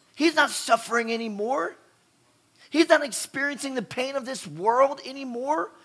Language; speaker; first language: English; native; English